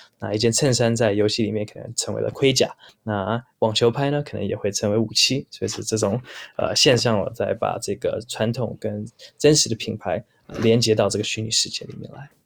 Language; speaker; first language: Chinese; early bilingual, heritage; Chinese